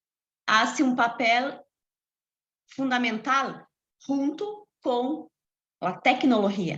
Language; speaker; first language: Spanish; non-native, fluent; Portuguese